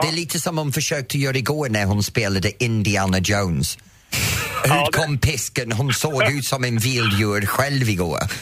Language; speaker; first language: Swedish; non-native, fluent; English